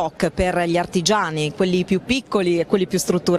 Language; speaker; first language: Italian; native; Italian